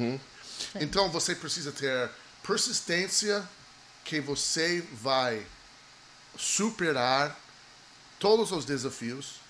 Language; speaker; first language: Portuguese; non-native, fluent; English